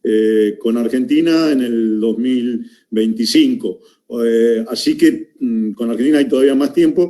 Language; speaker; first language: Spanish; native; Spanish